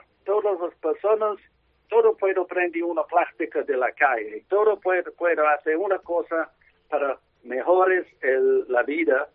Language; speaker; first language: Spanish; non-native, learner; English